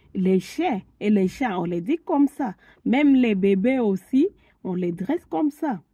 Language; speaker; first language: French; non-native, local second language; Swahili